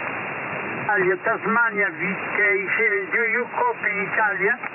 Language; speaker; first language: English; non-native, learner; Italian